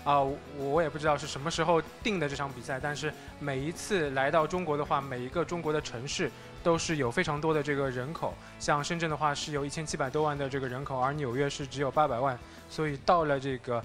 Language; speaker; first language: Chinese; native; Chinese